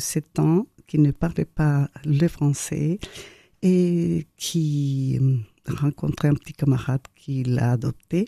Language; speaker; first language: French; non-native, fluent; Spanish